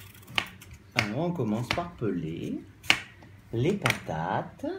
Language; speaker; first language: French; native; French